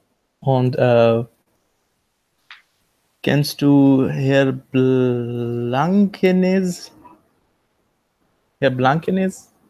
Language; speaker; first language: German; non-native, learner; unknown